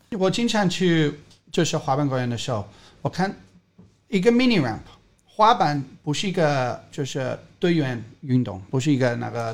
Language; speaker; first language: Chinese; non-native, fluent; English